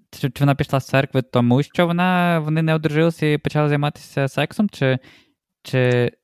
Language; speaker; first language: Ukrainian; non-native, local second language; Russian